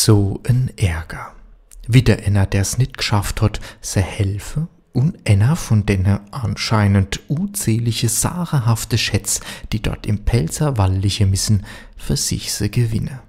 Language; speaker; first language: German; native; German